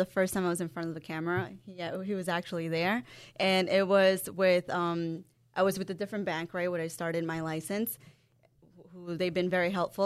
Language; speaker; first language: English; non-native, fluent; Spanish